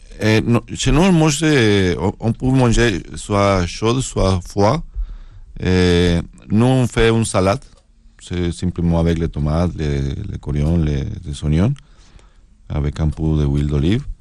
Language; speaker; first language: French; non-native, learner; Spanish